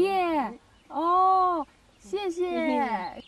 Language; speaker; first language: Chinese; non-native, learner; Korean